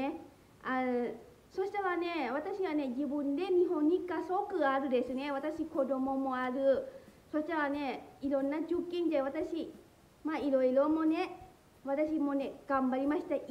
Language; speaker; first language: Japanese; non-native, learner; Lao